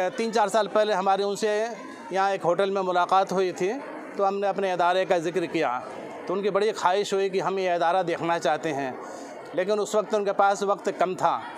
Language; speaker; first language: Urdu; native; Urdu